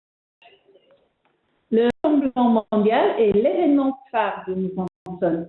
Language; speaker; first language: French; non-native, fluent; English